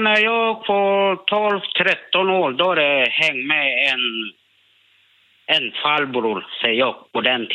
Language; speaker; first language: Swedish; non-native, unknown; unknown